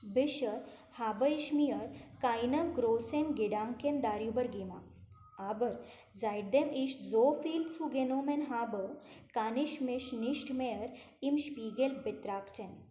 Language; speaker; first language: German; non-native, fluent; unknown